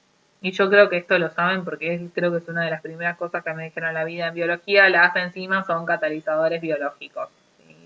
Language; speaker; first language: Spanish; native; Spanish